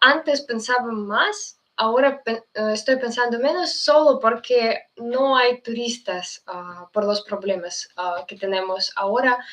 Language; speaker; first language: Spanish; non-native, fluent; Russian